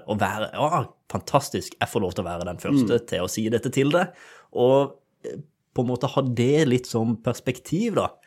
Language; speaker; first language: Norwegian; native; Norwegian